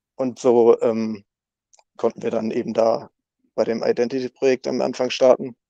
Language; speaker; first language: German; native; German